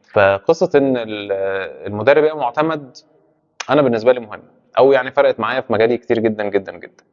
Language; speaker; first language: Arabic; native; Arabic